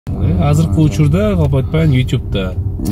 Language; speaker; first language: Kyrgyz; native; Kyrgyz